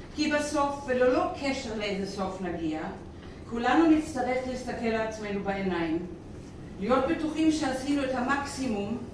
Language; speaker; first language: Hebrew; non-native, fluent; German